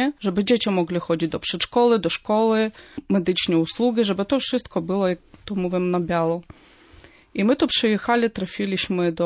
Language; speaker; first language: Polish; non-native, fluent; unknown